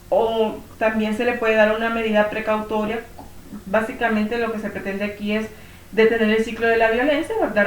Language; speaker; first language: Spanish; native; Spanish